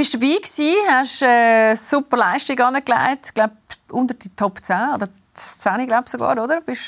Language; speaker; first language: German; native; German